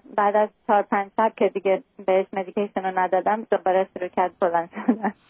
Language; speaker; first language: Persian; early bilingual, heritage; Persian